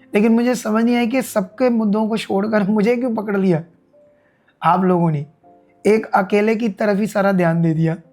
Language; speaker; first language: Hindi; non-native, local second language; Punjabi